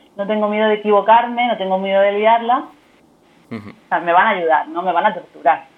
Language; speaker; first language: Spanish; native; Spanish